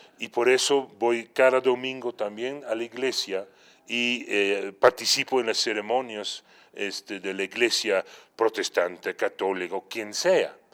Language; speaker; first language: Spanish; non-native, fluent; Dutch